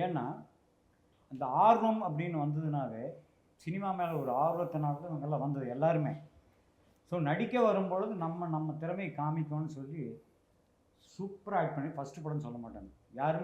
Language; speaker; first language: Tamil; native; Tamil